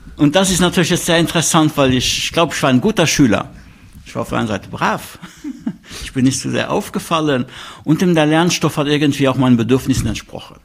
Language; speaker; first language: German; non-native, local second language; Luxembourgish